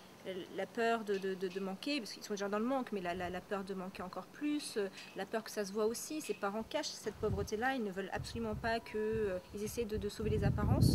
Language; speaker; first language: French; native; French